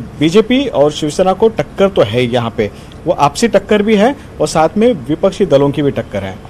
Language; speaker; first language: Hindi; non-native, local second language; Marathi